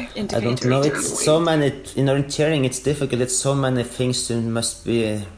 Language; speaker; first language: English; non-native, fluent; Norwegian